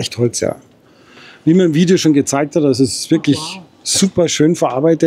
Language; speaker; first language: German; native; German